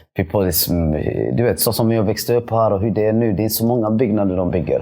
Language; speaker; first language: Swedish; early bilingual, other home language; Somali